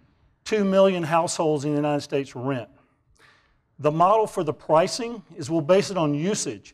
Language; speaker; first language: English; native; English